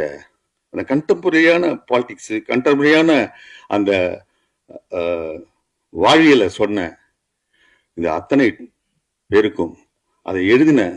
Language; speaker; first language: Tamil; native; Tamil